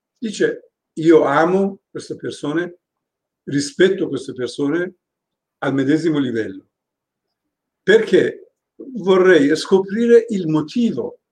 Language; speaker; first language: Italian; non-native, fluent; Persian